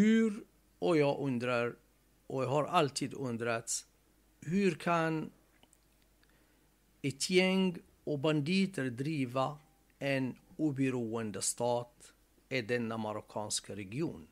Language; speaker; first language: Swedish; non-native, fluent; Arabic